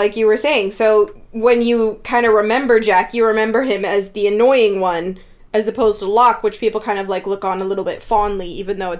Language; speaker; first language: English; native; English